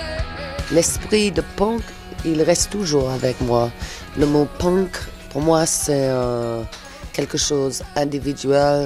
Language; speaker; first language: French; non-native, fluent; English